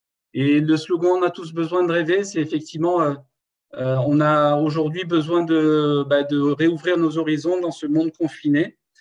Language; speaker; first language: French; native; French